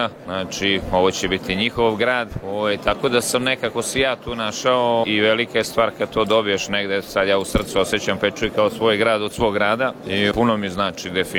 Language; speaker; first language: Serbian; native; Serbian